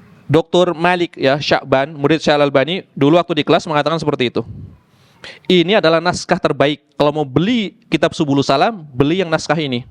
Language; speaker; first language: Indonesian; native; Indonesian